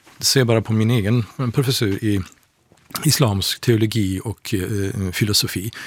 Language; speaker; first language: Swedish; non-native, fluent; Persian